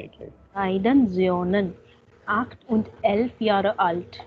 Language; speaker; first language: German; non-native, fluent; Hindi